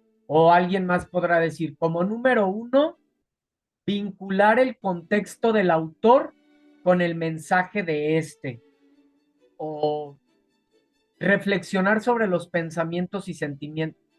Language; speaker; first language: Spanish; native; Spanish